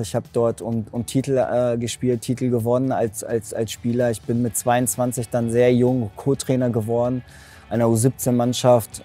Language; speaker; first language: German; native; German